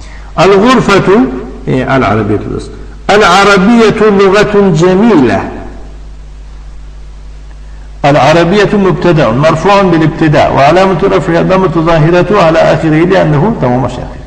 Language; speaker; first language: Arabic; non-native, fluent; Tajik